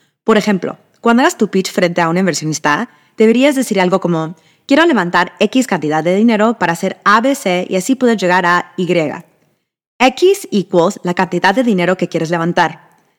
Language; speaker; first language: Spanish; native; Spanish